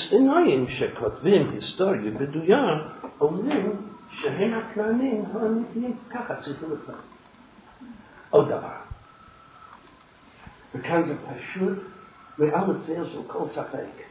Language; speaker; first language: Hebrew; non-native, fluent; English